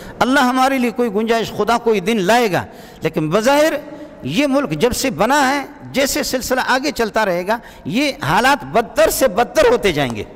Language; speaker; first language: Urdu; non-native, local second language; Brahui